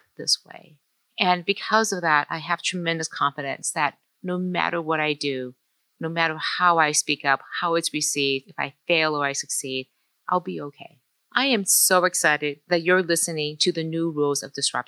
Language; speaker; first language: English; early bilingual, other home language; Chinese